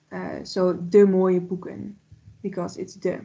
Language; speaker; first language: Dutch; native; Dutch